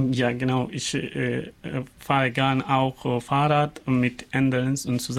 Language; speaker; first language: German; non-native, learner; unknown